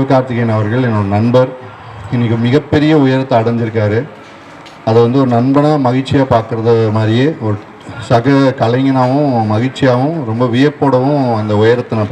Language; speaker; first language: Tamil; native; Tamil